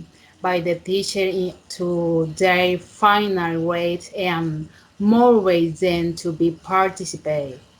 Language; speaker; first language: English; non-native, learner; Spanish